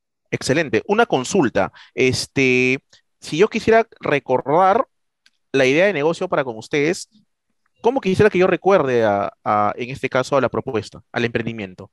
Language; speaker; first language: Spanish; native; Spanish